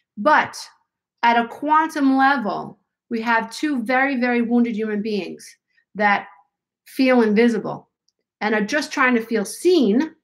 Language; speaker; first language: English; native; English